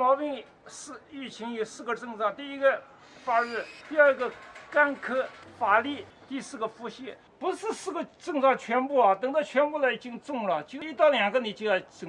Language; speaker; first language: Chinese; native; Chinese